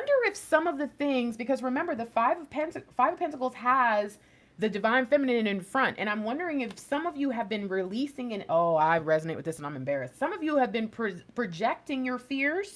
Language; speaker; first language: English; native; English